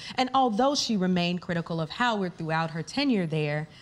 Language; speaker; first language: English; native; English